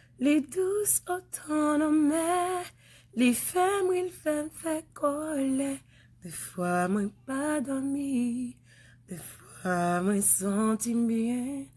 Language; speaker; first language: French; non-native, local second language; Haitian Creole